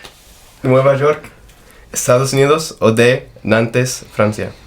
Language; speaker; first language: Spanish; non-native, fluent; English